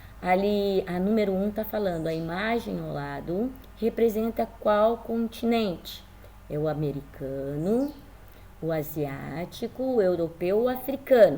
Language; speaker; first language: Portuguese; native; Portuguese